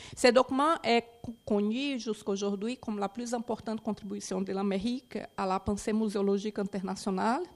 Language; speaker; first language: French; non-native, fluent; Portuguese